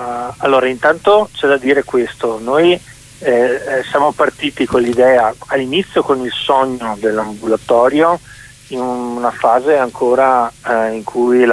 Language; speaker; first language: Italian; native; Italian